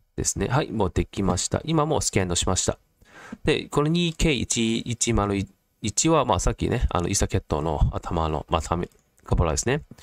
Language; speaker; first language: Japanese; non-native, fluent; Cantonese